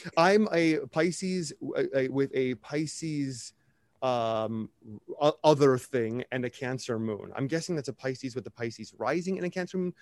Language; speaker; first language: English; native; English